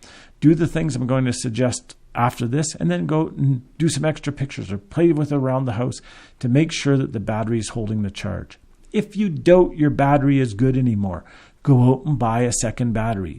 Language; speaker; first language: English; native; English